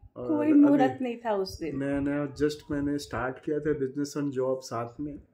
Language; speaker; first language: Hindi; native; Hindi